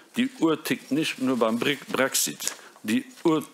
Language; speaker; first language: German; non-native, local second language; Luxembourgish